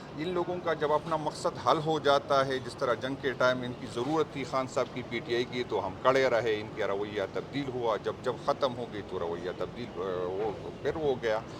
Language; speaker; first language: Urdu; non-native, local second language; Pashto